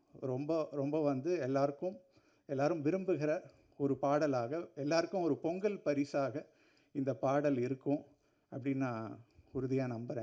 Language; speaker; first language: Tamil; native; Tamil